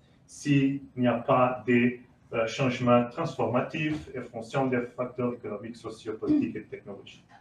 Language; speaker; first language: French; non-native, learner; Portuguese